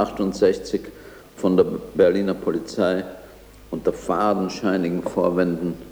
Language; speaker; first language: German; native; German